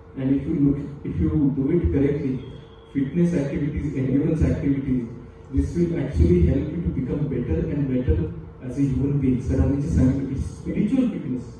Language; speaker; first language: English; non-native, local second language; Marathi